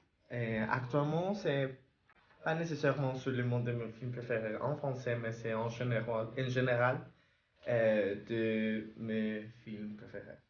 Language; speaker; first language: French; non-native, learner; Spanish